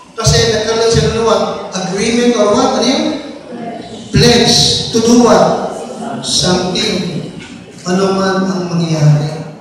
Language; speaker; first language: Filipino; native; Filipino